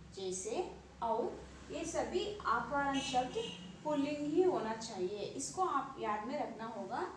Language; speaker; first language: Hindi; non-native, local second language; Kannada